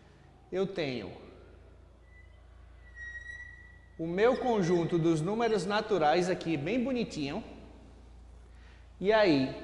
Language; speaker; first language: Portuguese; native; Portuguese